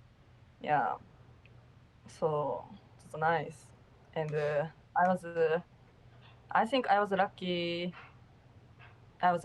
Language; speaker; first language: English; non-native, learner; Japanese